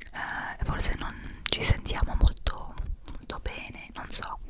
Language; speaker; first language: Italian; non-native, fluent; English